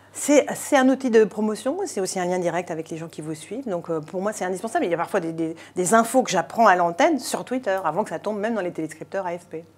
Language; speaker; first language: French; native; French